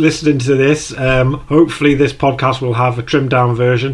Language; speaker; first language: English; native; English